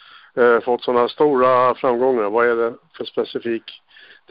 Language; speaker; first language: Swedish; native; Swedish